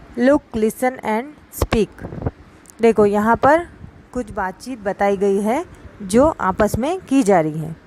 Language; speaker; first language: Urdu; native; Urdu